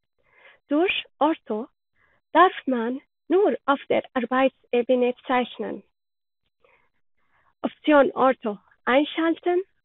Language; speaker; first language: German; non-native, learner; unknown